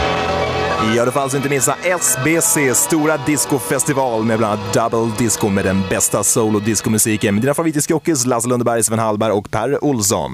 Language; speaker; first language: Swedish; native; Swedish